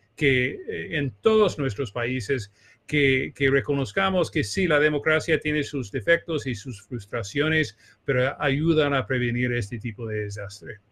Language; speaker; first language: Spanish; non-native, fluent; English